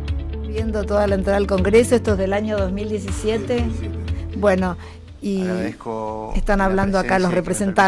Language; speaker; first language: Spanish; native; Spanish